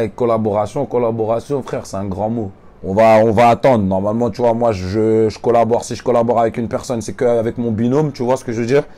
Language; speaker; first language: French; native; French